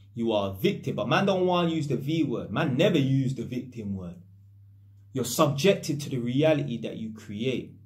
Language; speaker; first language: English; native; English